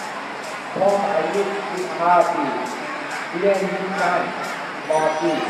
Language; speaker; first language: Thai; non-native, learner; English